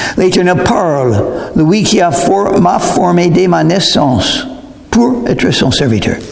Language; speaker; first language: French; non-native, fluent; English